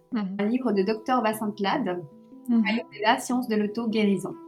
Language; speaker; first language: French; early bilingual, other home language; Sinhala